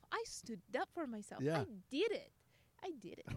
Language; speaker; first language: English; non-native, fluent; Russian